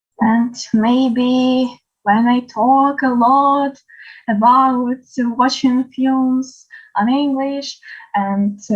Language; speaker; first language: English; non-native, learner; Ukrainian